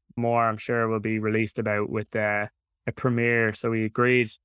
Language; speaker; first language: English; native; English